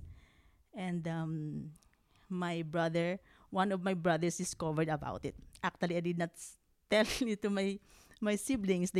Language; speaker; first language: English; non-native, local second language; Hiligaynon